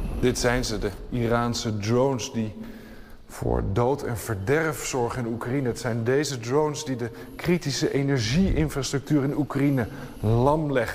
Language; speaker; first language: Dutch; native; Dutch